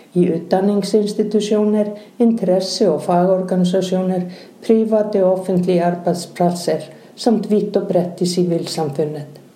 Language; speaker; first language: Norwegian; non-native, fluent; Icelandic